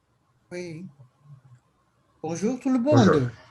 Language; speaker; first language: French; non-native, local second language; Malagasy